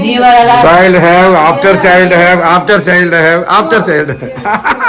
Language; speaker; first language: English; non-native, learner; Malayalam